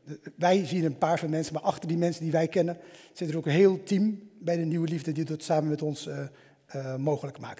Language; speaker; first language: Dutch; native; Dutch